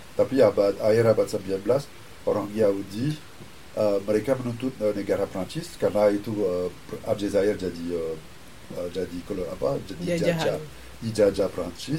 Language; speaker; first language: Indonesian; non-native, fluent; French